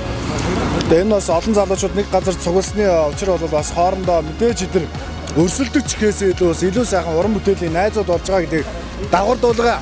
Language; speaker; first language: Mongolian; native; Mongolian